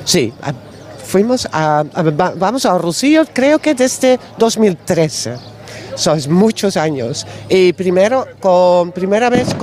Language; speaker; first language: Spanish; non-native, learner; Dutch